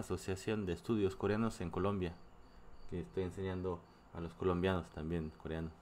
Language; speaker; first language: Spanish; non-native, fluent; Korean